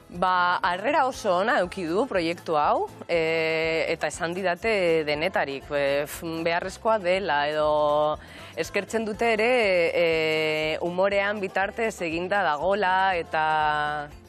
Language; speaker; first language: Basque; non-native, local second language; Spanish